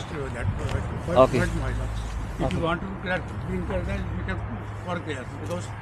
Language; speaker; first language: English; non-native, learner; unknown